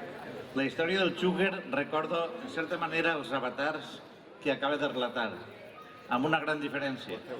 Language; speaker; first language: Catalan; native; Catalan